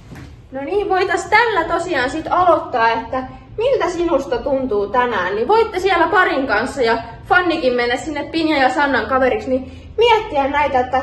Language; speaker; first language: Finnish; native; Finnish